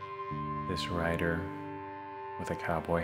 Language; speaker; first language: English; native; English